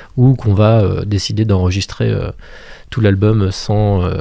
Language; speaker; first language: French; native; French